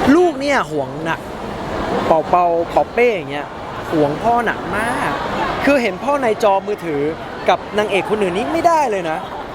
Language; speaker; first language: Thai; early bilingual, heritage; Thai